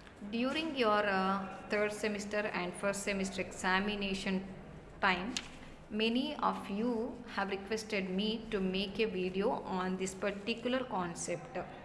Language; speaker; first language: English; non-native, local second language; Telugu